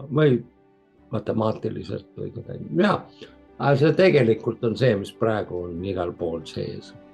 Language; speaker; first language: Estonian; early bilingual, heritage; Estonian